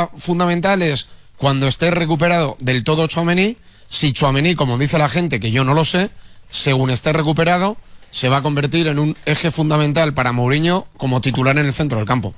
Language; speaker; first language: Spanish; native; Spanish